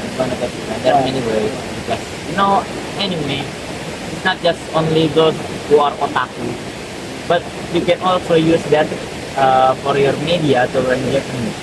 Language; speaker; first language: English; non-native, learner; Indonesian